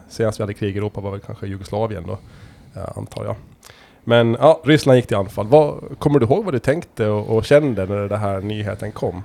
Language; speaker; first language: Swedish; native; Swedish